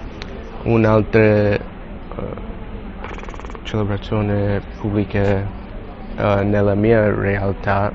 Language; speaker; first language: Italian; non-native, learner; English